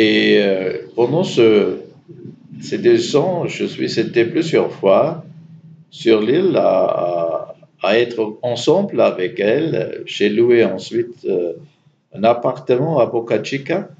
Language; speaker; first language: French; non-native, fluent; German